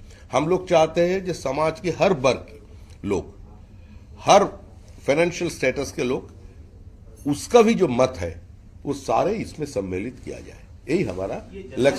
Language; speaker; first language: Hindi; non-native, local second language; Bangla